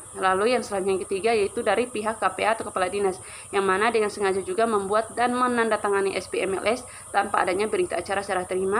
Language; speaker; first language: Indonesian; native; Indonesian